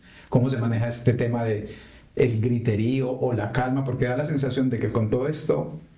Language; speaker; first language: Spanish; native; Spanish